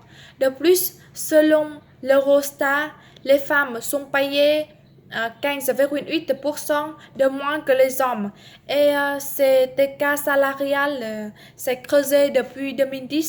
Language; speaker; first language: French; non-native, learner; Vietnamese